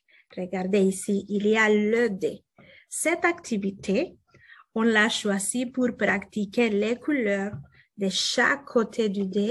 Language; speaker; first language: French; non-native, fluent; Spanish